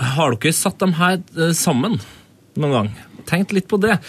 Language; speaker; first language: Norwegian; non-native, fluent; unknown